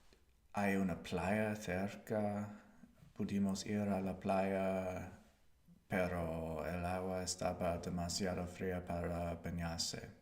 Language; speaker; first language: Spanish; non-native, learner; English